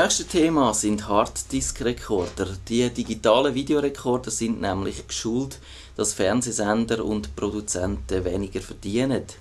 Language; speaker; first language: German; native; German